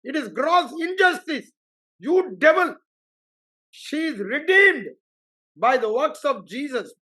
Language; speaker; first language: English; non-native, local second language; Tamil